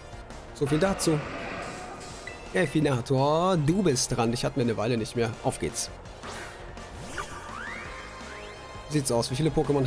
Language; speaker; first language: German; native; German